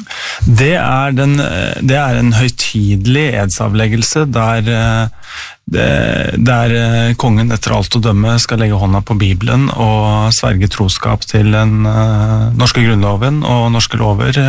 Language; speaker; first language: Norwegian; native; Norwegian